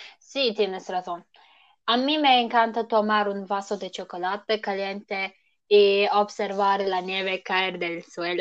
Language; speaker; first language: Spanish; non-native, learner; German